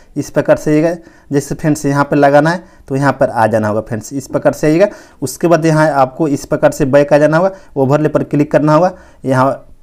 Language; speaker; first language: Hindi; native; Hindi